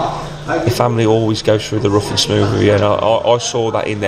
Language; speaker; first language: English; native; English